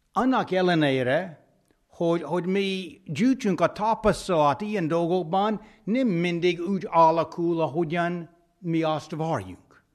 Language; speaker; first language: Hungarian; non-native, fluent; English